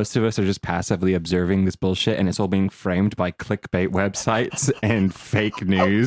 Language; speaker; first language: English; native; English